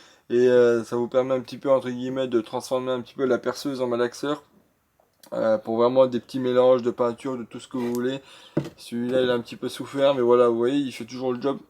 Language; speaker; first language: French; native; French